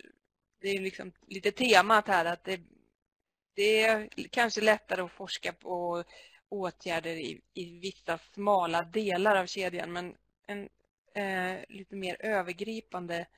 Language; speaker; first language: Swedish; native; Swedish